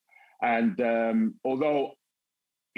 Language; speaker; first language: English; native; English